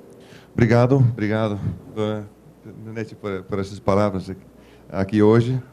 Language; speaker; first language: Portuguese; non-native, fluent; Dutch